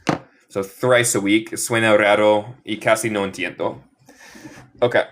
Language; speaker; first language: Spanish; non-native, fluent; English